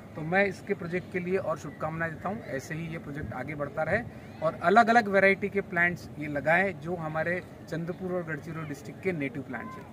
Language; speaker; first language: Hindi; native; Hindi